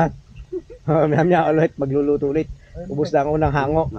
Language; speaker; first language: Filipino; native; Filipino